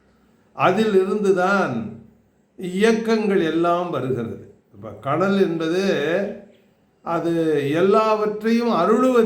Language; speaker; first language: Tamil; native; Tamil